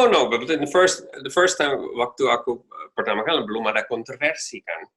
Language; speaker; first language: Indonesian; non-native, learner; Dutch